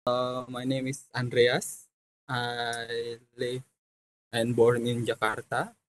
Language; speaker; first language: English; non-native, fluent; Indonesian